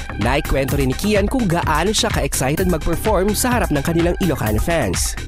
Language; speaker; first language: Filipino; non-native, local second language; Iloko